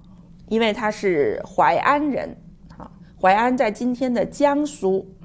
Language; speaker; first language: Chinese; native; Chinese